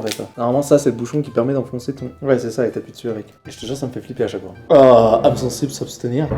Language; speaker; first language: French; native; French